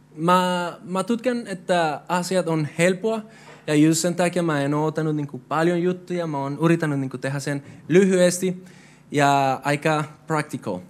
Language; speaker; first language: Finnish; non-native, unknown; Spanish